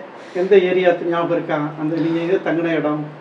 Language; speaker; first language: Tamil; native; Tamil